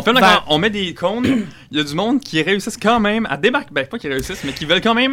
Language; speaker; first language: French; native; French